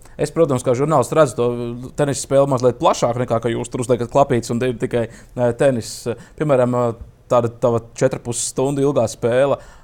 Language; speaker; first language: Latvian; native; Latvian